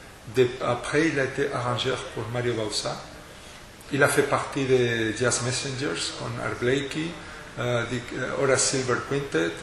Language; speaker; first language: French; non-native, fluent; Spanish